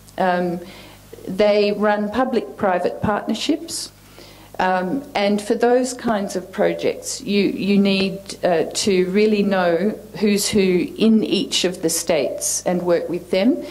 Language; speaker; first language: English; native; English